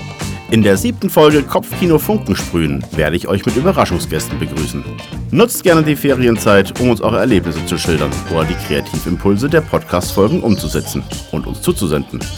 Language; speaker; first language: German; native; German